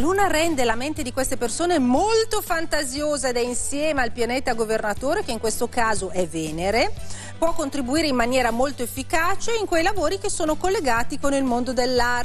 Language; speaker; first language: Italian; native; Italian